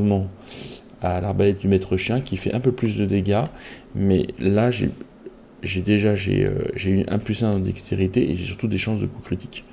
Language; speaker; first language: French; native; French